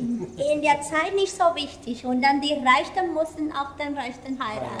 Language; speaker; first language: German; non-native, fluent; Spanish